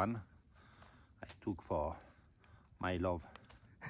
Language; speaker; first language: English; non-native, learner; French